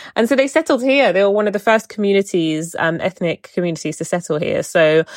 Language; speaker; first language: English; native; English